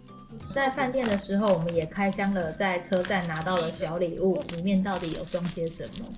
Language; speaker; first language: Chinese; native; Chinese